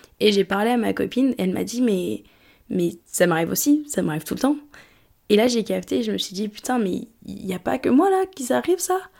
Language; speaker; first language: French; early bilingual, other home language; English